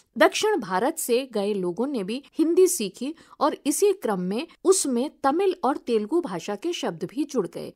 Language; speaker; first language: Hindi; native; Hindi